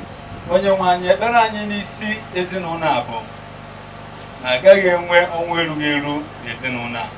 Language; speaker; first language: Igbo; native; Igbo